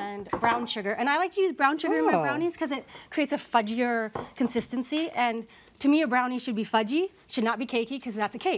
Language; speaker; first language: English; native; English